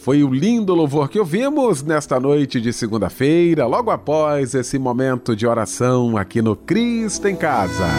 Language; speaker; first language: Portuguese; native; Portuguese